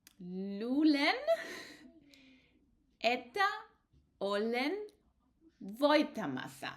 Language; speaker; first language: Finnish; non-native, learner; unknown